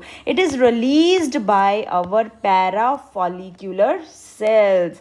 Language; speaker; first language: English; non-native, local second language; Hindi